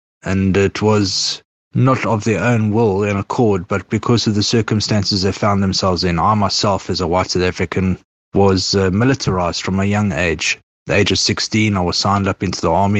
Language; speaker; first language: English; native; English